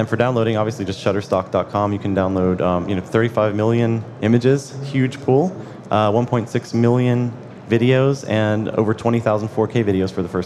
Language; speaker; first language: English; native; English